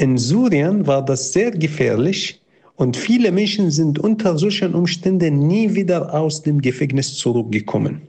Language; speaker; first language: German; non-native, fluent; Arabic